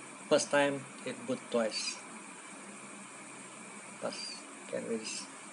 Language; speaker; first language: English; non-native, local second language; Malay